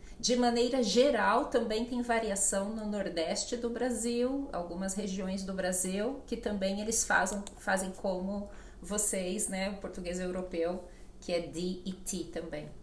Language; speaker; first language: Portuguese; native; Portuguese